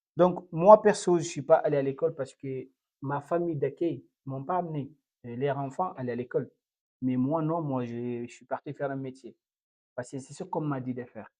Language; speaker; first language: French; non-native, local second language; Fula